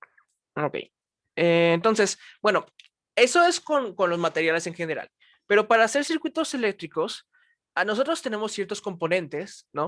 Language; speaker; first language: Spanish; native; Spanish